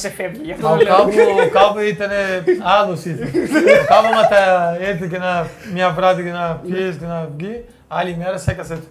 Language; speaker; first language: Greek; non-native, fluent; Portuguese